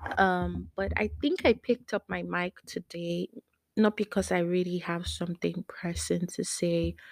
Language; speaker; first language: English; non-native, local second language; Yoruba